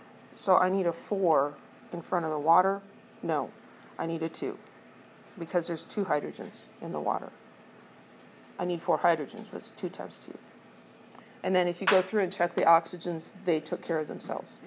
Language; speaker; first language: English; native; English